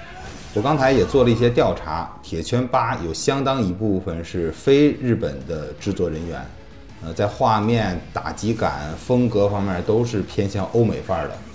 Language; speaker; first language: Chinese; native; Chinese